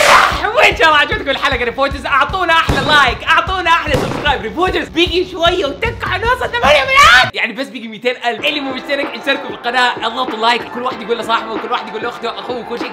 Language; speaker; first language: Arabic; native; Arabic